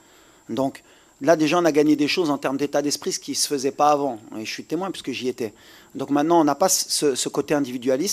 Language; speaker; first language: French; native; French